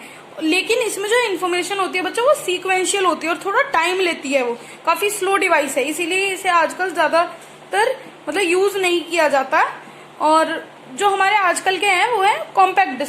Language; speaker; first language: Hindi; native; Hindi